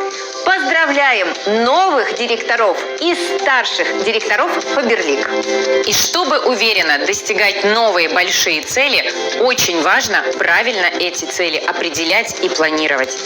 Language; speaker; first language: Russian; native; Russian